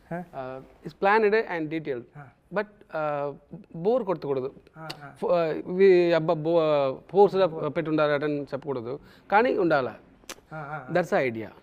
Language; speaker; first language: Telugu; non-native, local second language; Tamil